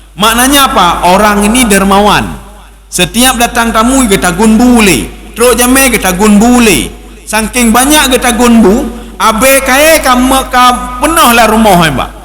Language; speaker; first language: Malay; non-native, local second language; Achinese